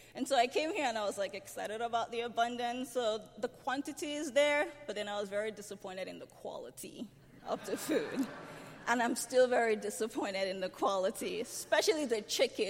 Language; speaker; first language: English; non-native, local second language; Yoruba